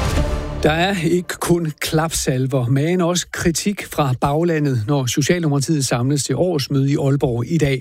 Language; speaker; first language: Danish; native; Danish